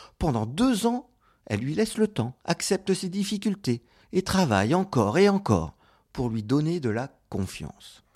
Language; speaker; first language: French; native; French